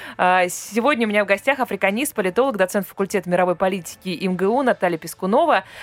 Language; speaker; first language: Russian; native; Russian